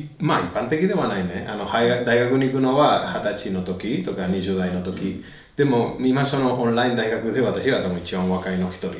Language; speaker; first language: Japanese; non-native, fluent; Spanish